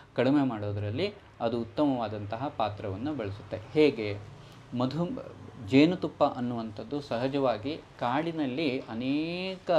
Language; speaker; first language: Kannada; native; Kannada